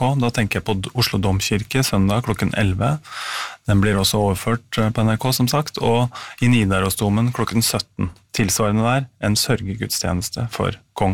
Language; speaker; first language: Norwegian; native; Norwegian